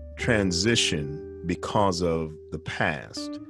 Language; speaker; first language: English; native; English